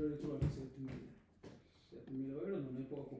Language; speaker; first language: Italian; non-native, learner; Punjabi